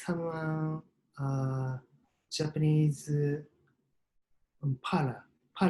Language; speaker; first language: English; non-native, learner; Japanese